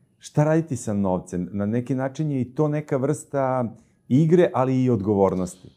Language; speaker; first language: Serbian; native; Serbian